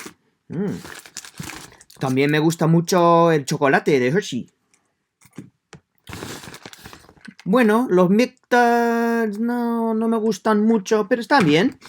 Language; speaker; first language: Spanish; non-native, fluent; English